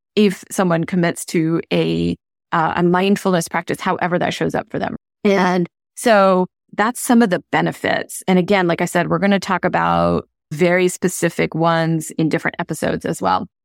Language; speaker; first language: English; non-native, local second language; Hindi